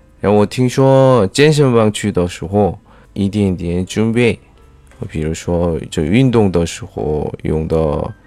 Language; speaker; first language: Chinese; non-native, fluent; Korean